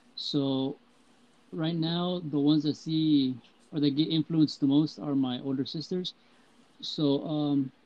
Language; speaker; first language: English; early bilingual, heritage; Spanish